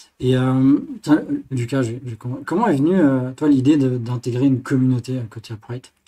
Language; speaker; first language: French; native; French